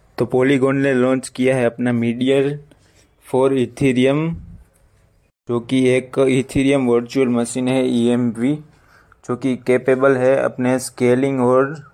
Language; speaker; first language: Hindi; non-native, local second language; Gujarati